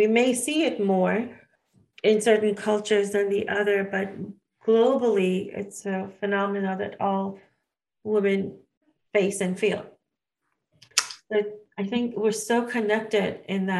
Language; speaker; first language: English; native; English